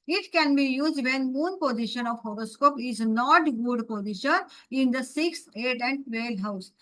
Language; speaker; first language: English; non-native, local second language; Hindi